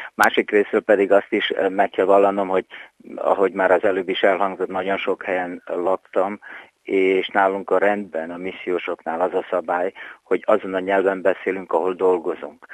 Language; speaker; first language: Hungarian; native; Hungarian